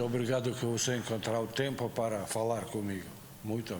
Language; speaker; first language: Portuguese; non-native, learner; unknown